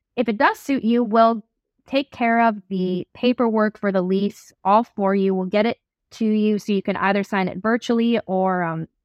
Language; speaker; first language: English; native; English